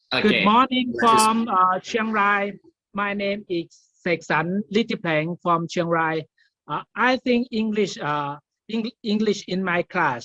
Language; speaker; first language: English; non-native, learner; Thai